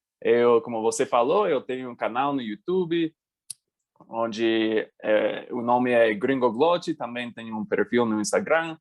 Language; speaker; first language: Portuguese; non-native, fluent; English